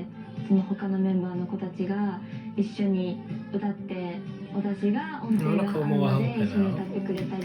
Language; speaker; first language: Japanese; native; Japanese